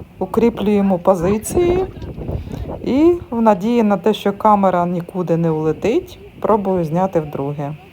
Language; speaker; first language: Ukrainian; non-native, local second language; Russian